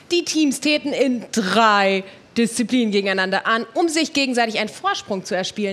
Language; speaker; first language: German; native; German